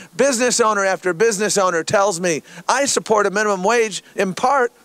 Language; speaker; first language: English; native; English